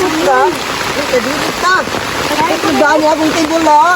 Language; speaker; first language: Filipino; non-native, local second language; Cebuano